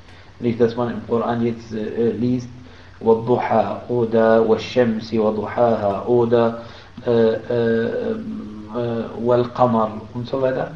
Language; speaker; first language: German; non-native, fluent; Arabic